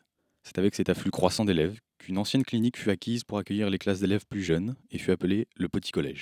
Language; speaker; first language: French; native; French